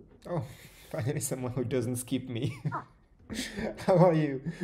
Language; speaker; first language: English; non-native, fluent; French